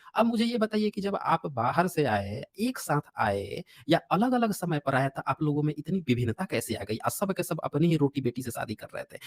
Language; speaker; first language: Hindi; native; Hindi